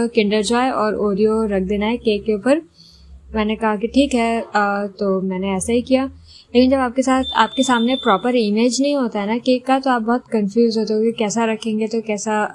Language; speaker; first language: Hindi; non-native, local second language; Gujarati